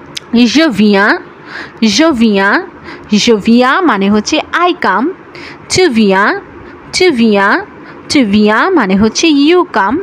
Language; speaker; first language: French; non-native, learner; Bangla